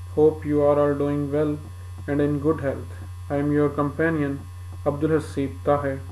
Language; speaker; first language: English; non-native, local second language; Urdu